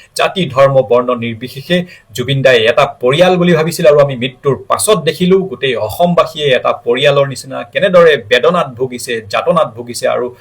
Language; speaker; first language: Assamese; native; Assamese